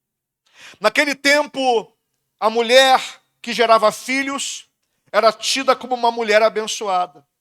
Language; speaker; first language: Portuguese; native; Portuguese